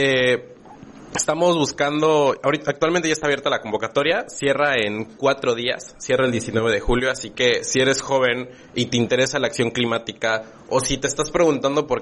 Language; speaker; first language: Spanish; native; Spanish